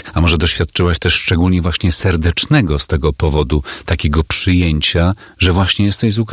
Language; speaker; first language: Polish; native; Polish